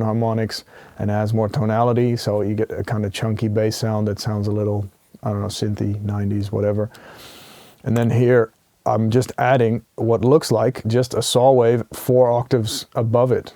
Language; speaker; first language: English; non-native, fluent; Dutch